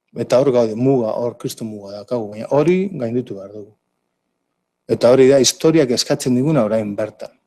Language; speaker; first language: Basque; native; Basque